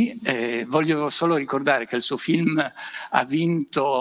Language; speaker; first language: Italian; native; Italian